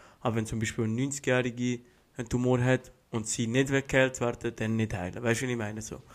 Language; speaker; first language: German; early bilingual, other home language; Albanian